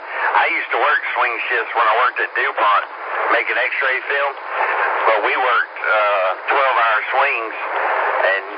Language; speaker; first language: English; native; English